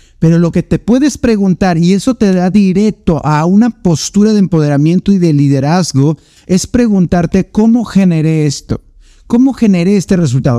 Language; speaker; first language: Spanish; native; Spanish